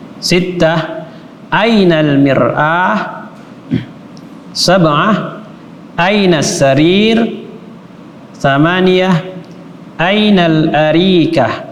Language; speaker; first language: Arabic; non-native, fluent; Indonesian